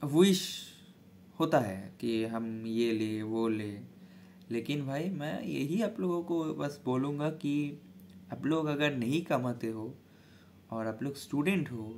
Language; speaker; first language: Hindi; non-native, local second language; Bangla